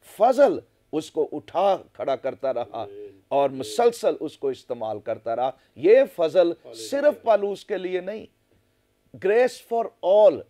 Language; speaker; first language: Urdu; non-native, local second language; Punjabi